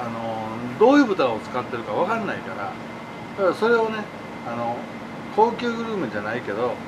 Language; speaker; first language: Japanese; native; Japanese